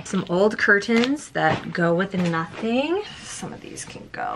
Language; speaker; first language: English; native; English